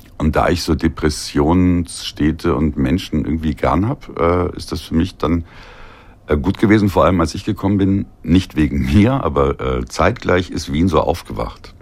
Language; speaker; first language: German; native; German